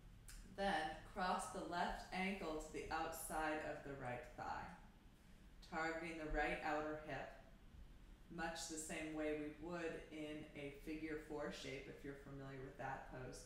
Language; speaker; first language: English; native; English